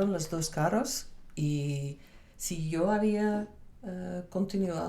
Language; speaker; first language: Spanish; non-native, fluent; Dutch